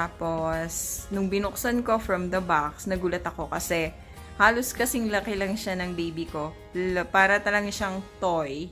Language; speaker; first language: Filipino; native; Filipino